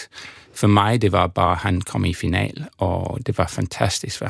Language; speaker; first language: Danish; non-native, fluent; English